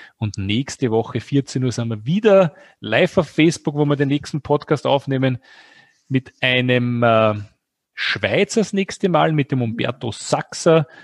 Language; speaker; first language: German; native; German